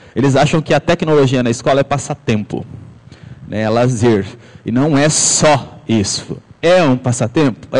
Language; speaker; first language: Portuguese; native; Portuguese